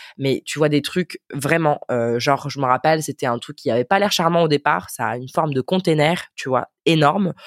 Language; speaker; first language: French; native; French